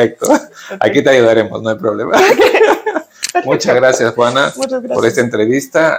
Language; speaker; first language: Spanish; native; Spanish